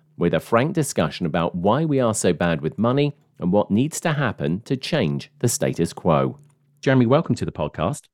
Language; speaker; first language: English; native; English